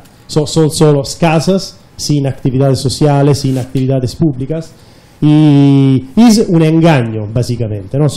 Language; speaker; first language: Spanish; non-native, fluent; Italian